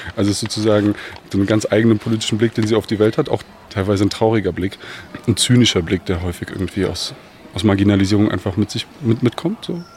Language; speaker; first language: German; early bilingual, other home language; Bosnian